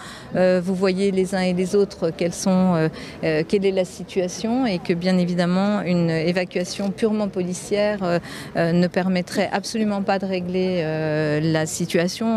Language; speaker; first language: French; native; French